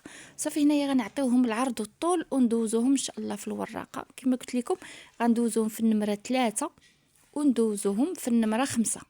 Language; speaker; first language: Arabic; native; Arabic